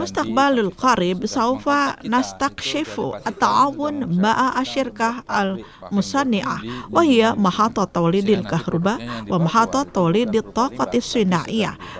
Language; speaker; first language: Arabic; non-native, fluent; Indonesian